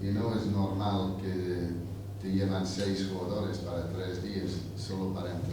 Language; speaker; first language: Spanish; non-native, fluent; English